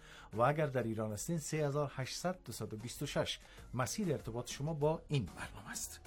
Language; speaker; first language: Persian; native; Persian